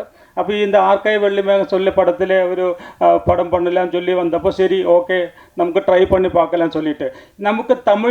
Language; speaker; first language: Tamil; non-native, learner; Malayalam